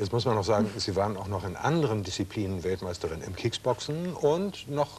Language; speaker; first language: German; native; German